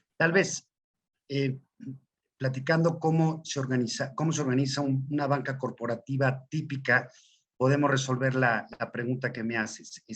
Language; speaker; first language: Spanish; native; Spanish